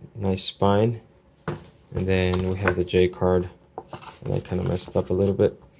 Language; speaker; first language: English; native; English